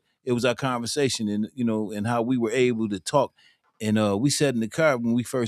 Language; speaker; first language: English; native; English